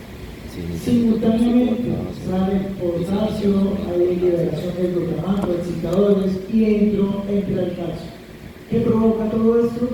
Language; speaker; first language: Spanish; native; Spanish